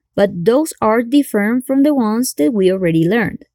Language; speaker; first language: English; non-native, fluent; Spanish